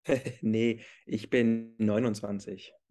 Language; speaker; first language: German; early bilingual, heritage; English